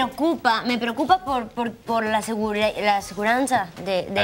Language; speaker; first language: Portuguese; non-native, learner; Spanish